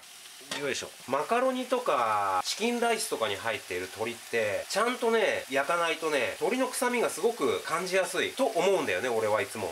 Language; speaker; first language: Japanese; native; Japanese